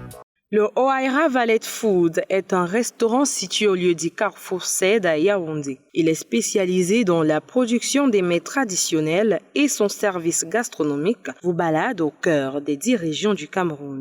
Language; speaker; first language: French; native; French